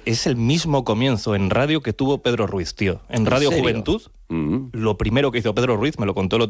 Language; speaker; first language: Spanish; native; Spanish